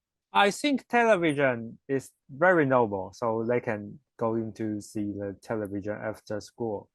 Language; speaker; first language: English; non-native, learner; Chinese